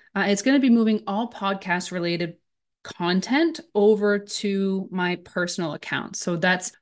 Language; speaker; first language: English; native; English